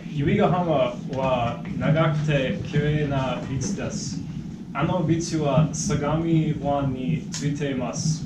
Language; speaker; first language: Japanese; non-native, learner; English